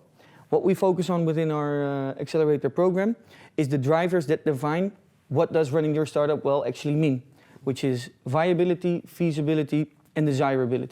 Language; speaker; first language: English; non-native, fluent; Dutch